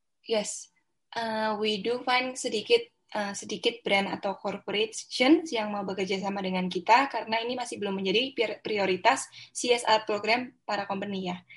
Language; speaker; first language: Indonesian; native; Indonesian